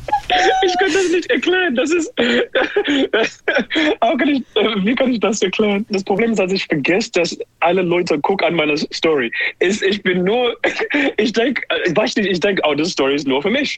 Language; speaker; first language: German; non-native, fluent; English